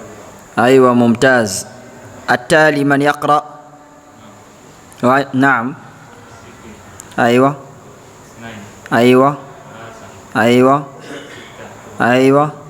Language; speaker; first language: Arabic; non-native, fluent; Fula